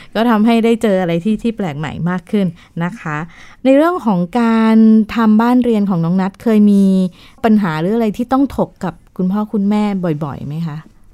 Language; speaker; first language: Thai; native; Thai